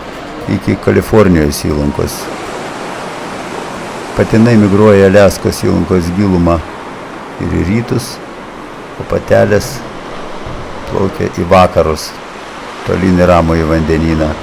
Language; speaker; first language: Lithuanian; native; Lithuanian